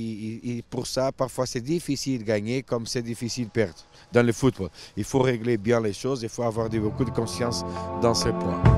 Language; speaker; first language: French; non-native, fluent; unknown